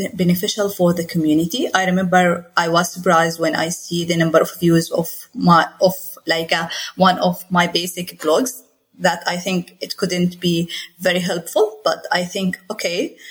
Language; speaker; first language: English; non-native, fluent; Arabic